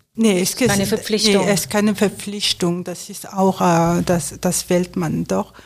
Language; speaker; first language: German; non-native, fluent; French